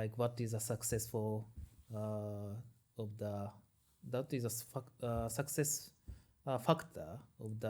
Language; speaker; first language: English; non-native, learner; Japanese